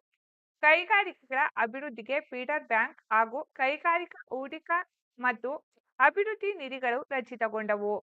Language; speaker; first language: Kannada; native; Kannada